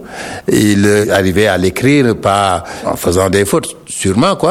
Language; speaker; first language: French; non-native, local second language; Wolof